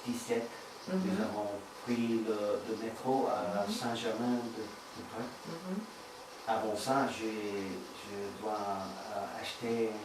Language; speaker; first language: French; non-native, learner; English